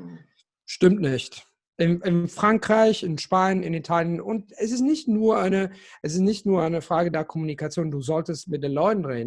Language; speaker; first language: German; non-native, fluent; Italian